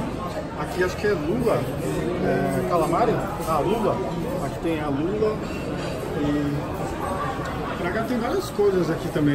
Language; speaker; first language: Portuguese; non-native, fluent; Japanese